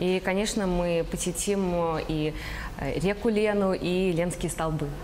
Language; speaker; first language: Russian; native; Russian